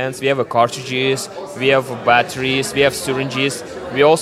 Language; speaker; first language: English; non-native, fluent; Russian